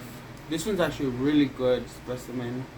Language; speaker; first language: English; native; English